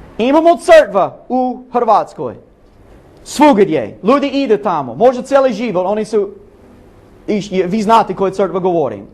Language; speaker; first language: Bosnian; non-native, learner; English